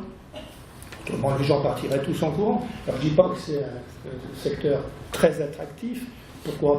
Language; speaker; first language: French; native; French